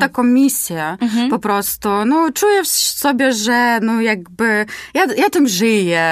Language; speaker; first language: Polish; non-native, learner; Ukrainian